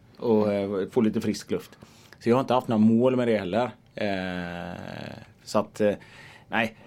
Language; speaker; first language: Swedish; native; Swedish